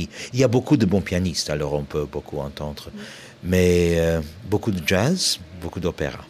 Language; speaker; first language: French; non-native, fluent; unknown